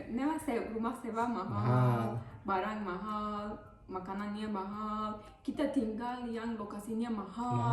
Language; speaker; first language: Indonesian; non-native, learner; Turkish